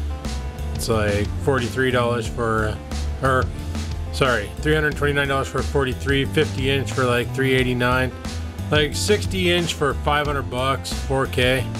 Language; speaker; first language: English; native; English